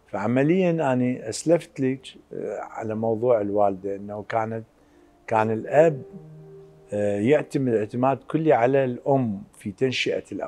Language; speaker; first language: Arabic; native; Arabic